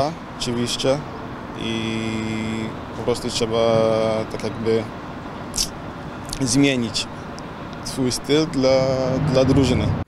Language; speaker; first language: Polish; non-native, fluent; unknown